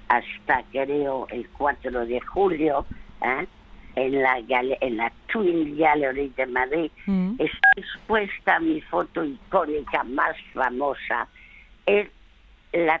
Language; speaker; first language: Spanish; early bilingual, other home language; French